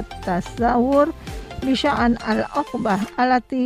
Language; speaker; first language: Arabic; non-native, learner; Indonesian